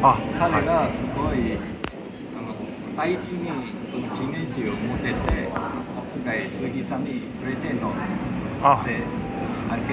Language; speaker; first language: Japanese; non-native, fluent; Chinese